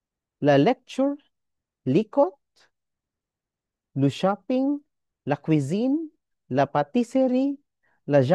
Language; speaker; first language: French; non-native, learner; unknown